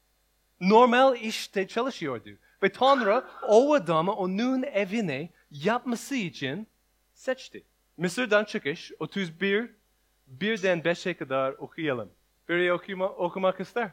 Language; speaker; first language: Turkish; non-native, learner; English